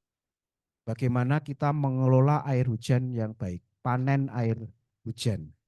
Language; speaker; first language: Indonesian; native; Indonesian